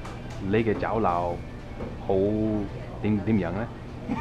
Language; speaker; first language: Chinese; non-native, fluent; English